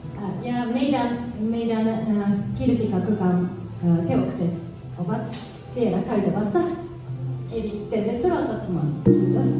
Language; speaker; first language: Finnish; non-native, learner; Japanese